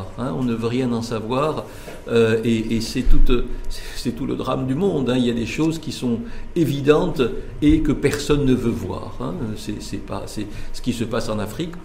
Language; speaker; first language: French; non-native, local second language; Arabic